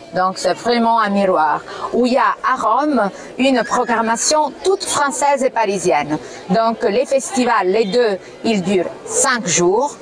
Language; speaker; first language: French; non-native, fluent; Italian